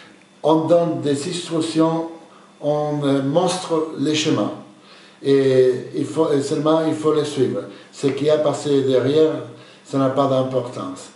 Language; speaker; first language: French; non-native, fluent; Spanish